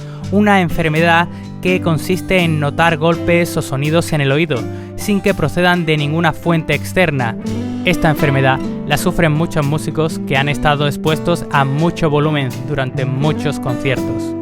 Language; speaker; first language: Spanish; native; Spanish